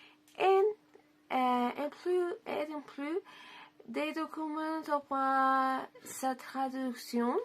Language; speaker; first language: French; non-native, learner; Spanish